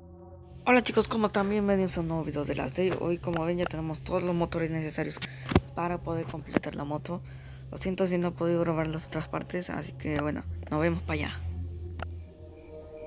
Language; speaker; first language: Spanish; native; Spanish